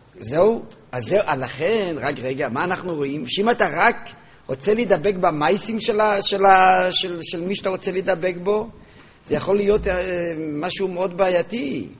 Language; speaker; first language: Hebrew; non-native, local second language; Yiddish